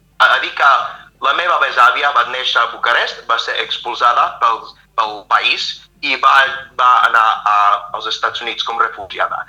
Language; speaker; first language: Catalan; non-native, fluent; English